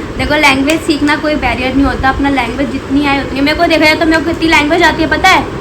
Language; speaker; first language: Hindi; non-native, local second language; Maithili